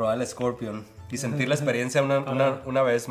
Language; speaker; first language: Spanish; native; Spanish